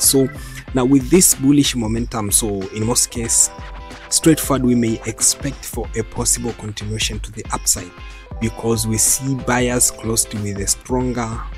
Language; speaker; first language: English; non-native, local second language; Swahili